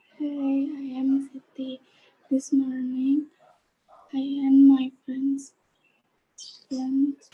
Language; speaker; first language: English; non-native, learner; Indonesian